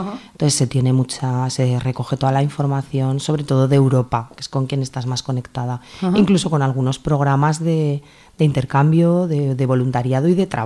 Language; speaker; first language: Spanish; native; Spanish